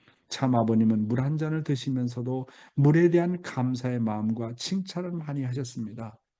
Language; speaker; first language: Korean; native; Korean